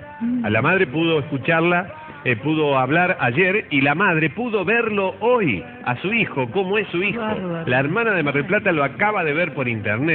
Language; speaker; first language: Spanish; native; Spanish